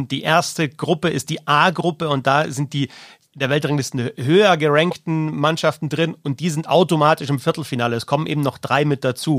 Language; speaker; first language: German; native; German